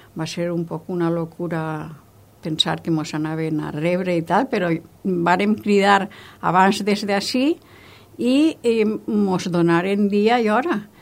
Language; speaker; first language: Catalan; native; Catalan